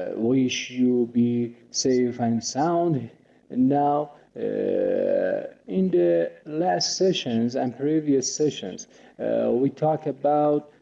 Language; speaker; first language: English; non-native, fluent; Persian